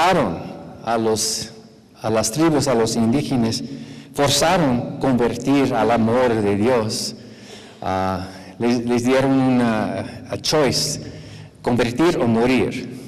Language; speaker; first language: Spanish; non-native, fluent; English